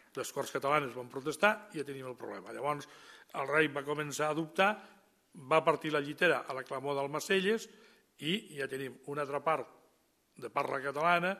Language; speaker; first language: Catalan; native; Catalan